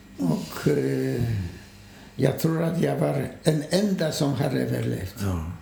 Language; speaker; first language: Swedish; non-native, fluent; Polish